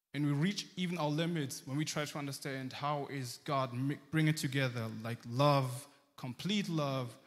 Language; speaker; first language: English; early bilingual, heritage; German